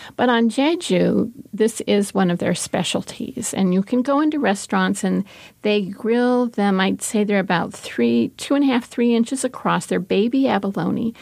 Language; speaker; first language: English; native; English